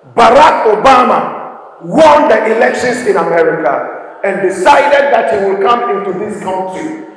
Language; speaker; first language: English; non-native, local second language; Akan